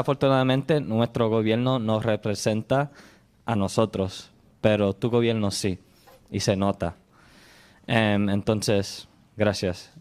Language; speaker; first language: Spanish; non-native, fluent; English